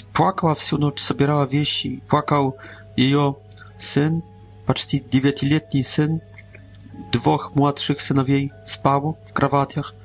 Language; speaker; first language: Polish; non-native, learner; Russian